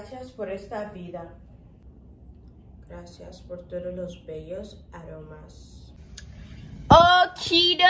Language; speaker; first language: Spanish; non-native, local second language; Fang